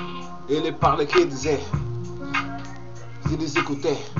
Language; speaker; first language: French; non-native, learner; Portuguese